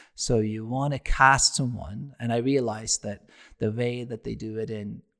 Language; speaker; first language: English; non-native, fluent; Norwegian